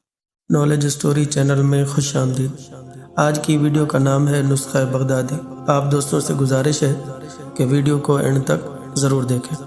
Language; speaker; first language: Urdu; native; Urdu